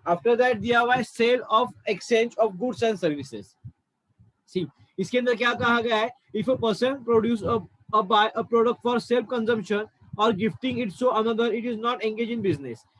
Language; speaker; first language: Hindi; non-native, local second language; Marathi